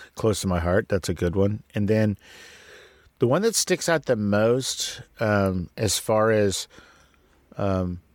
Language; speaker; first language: English; native; English